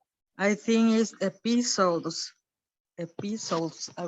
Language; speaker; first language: English; non-native, learner; Spanish